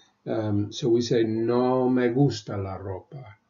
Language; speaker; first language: Spanish; non-native, fluent; English